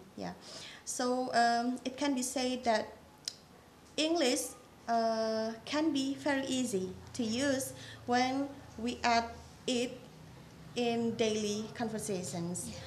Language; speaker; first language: English; non-native, fluent; Indonesian